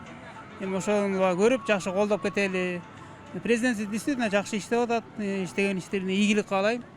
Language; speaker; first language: Kyrgyz; native; Kyrgyz